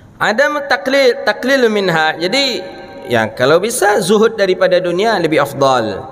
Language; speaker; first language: Malay; non-native, local second language; Minangkabau